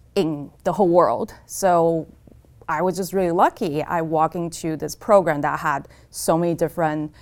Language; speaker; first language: English; non-native, fluent; Chinese